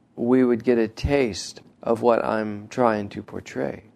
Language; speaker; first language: English; native; English